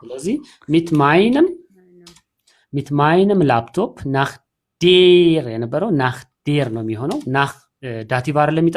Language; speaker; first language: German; non-native, fluent; Amharic